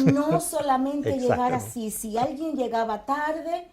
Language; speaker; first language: Spanish; native; Spanish